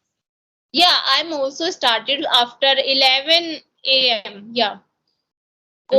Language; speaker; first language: English; non-native, local second language; Hindi